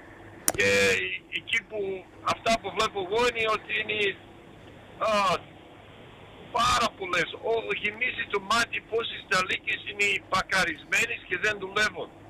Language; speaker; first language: Greek; early bilingual, heritage; Greek